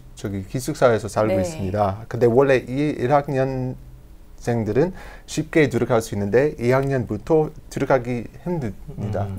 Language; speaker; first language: Korean; non-native, learner; English